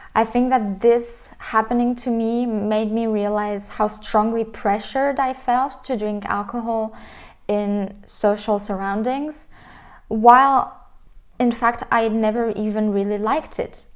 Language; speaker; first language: English; non-native, fluent; French